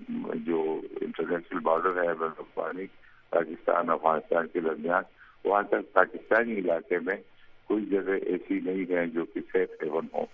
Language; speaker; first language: Urdu; native; Urdu